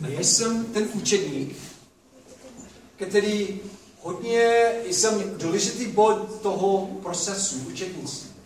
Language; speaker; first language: Czech; non-native, fluent; English